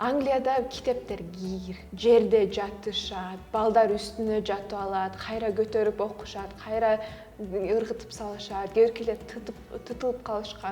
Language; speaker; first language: Kyrgyz; early bilingual, heritage; Kyrgyz